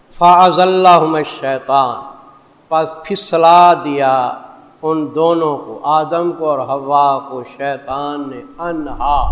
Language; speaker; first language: Urdu; non-native, local second language; Saraiki